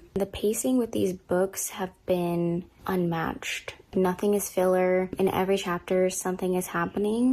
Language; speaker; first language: English; native; English